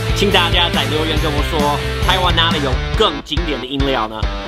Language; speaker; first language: Chinese; non-native, fluent; English